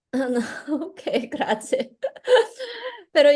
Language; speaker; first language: Italian; non-native, learner; Chinese